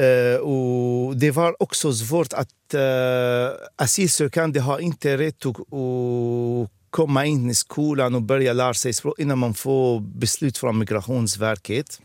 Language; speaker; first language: Swedish; non-native, fluent; Arabic